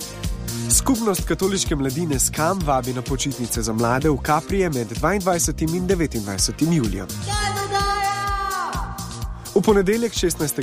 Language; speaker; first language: Slovenian; native; Slovenian